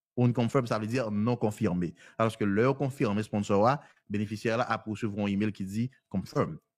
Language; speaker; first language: French; non-native, local second language; Haitian Creole